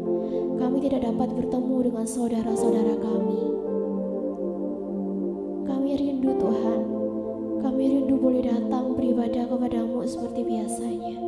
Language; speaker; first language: Indonesian; native; Indonesian